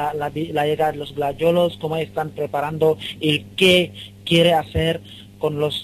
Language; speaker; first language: Spanish; non-native, learner; Wolof